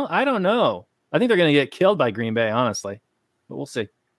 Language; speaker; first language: English; native; English